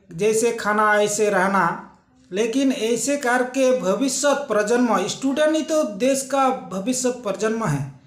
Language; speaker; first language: Hindi; non-native, local second language; Santali